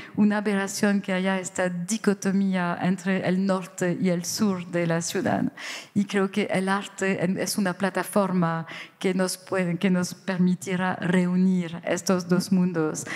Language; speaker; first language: Spanish; non-native, fluent; French